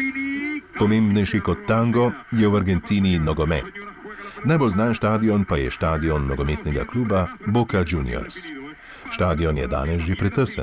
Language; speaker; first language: Slovenian; native; Slovenian